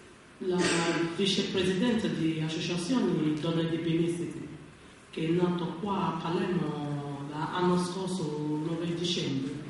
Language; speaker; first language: Italian; non-native, learner; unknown